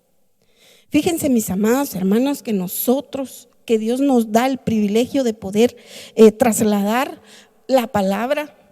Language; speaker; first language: Spanish; native; Spanish